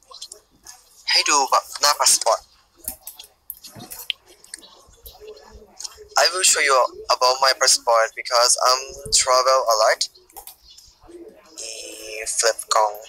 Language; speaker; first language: English; non-native, learner; Thai